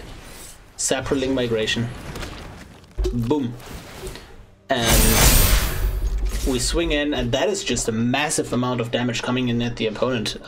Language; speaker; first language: English; non-native, fluent; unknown